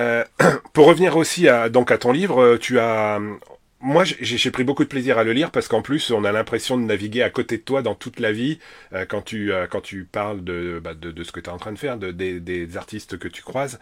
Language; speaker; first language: French; native; French